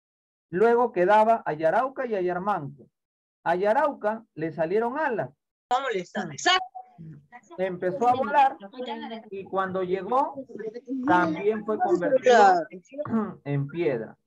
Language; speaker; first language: Spanish; native; Spanish